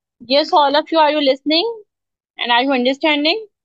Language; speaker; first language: English; non-native, local second language; Urdu